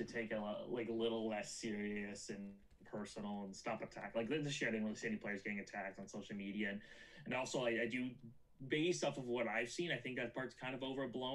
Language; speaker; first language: English; native; English